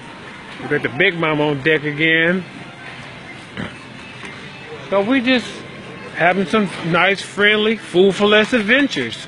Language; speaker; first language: English; native; English